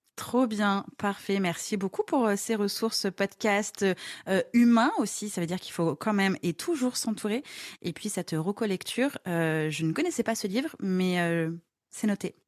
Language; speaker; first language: French; native; French